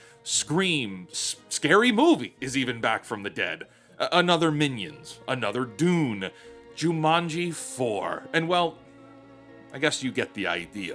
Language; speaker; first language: English; native; English